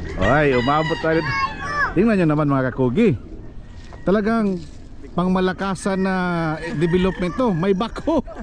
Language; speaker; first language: Filipino; native; Filipino